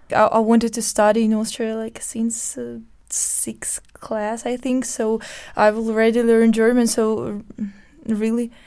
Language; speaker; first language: English; early bilingual, other home language; Ukrainian